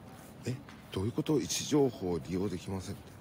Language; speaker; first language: Japanese; native; Japanese